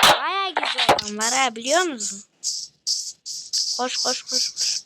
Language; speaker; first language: Turkish; native; Turkish